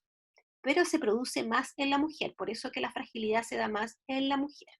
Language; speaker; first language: Spanish; native; Spanish